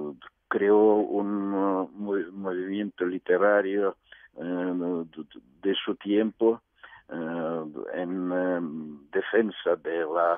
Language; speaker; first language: Spanish; non-native, fluent; Russian